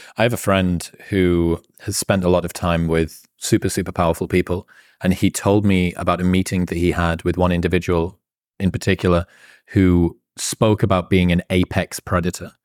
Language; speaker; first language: English; native; English